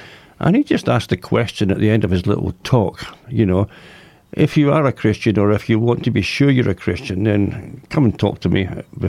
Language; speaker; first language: English; native; English